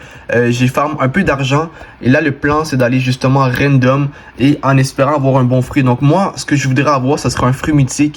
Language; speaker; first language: French; native; French